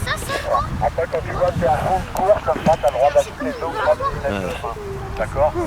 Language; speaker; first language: French; native; French